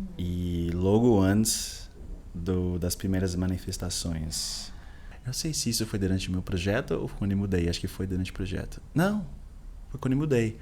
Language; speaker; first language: Portuguese; non-native, fluent; English